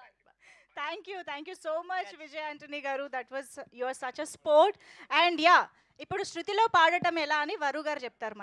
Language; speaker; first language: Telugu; native; Telugu